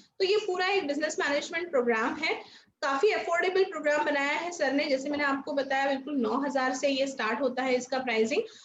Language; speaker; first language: Hindi; non-native, local second language; Marathi